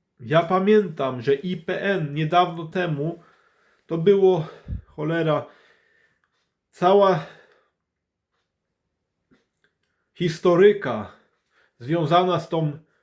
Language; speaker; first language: Polish; early bilingual, heritage; English